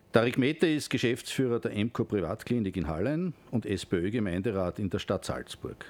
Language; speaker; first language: German; native; German